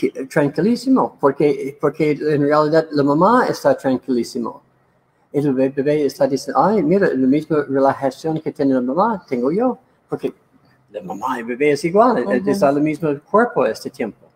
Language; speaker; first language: Spanish; non-native, learner; English